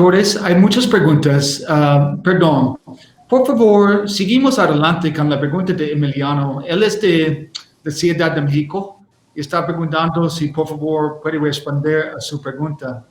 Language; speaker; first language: Spanish; non-native, learner; English